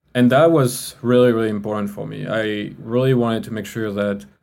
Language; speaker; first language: English; non-native, fluent; French